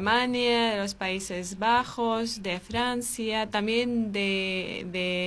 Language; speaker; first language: Spanish; non-native, learner; Armenian